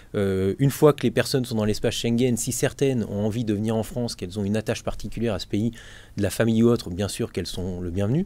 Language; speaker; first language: French; native; French